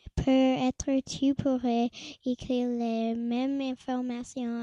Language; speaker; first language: French; non-native, learner; English